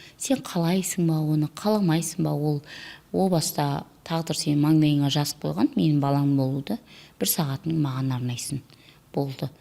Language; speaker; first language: Kazakh; native; Kazakh